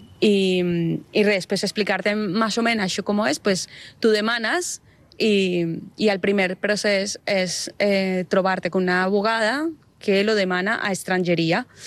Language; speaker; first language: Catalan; non-native, fluent; Spanish